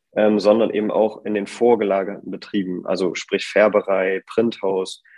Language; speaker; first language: German; native; German